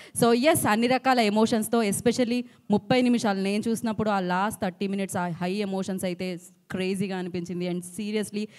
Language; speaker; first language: Telugu; native; Telugu